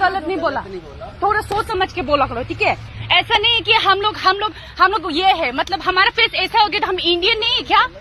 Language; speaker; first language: Hindi; non-native, local second language; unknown